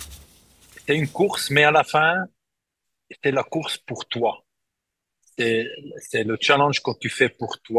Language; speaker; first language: French; non-native, learner; German